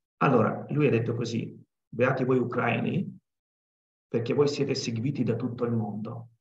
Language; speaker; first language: Italian; non-native, fluent; Ukrainian